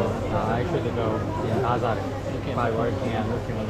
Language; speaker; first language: English; non-native, learner; Korean